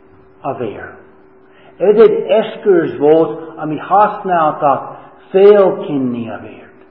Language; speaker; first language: Hungarian; non-native, fluent; English